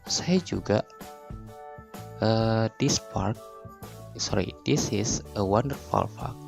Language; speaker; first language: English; non-native, learner; Indonesian